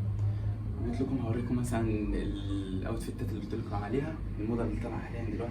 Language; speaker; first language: Arabic; native; Arabic